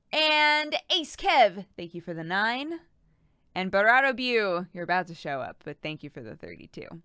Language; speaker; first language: English; native; English